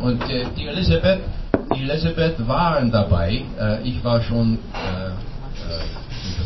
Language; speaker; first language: German; non-native, learner; English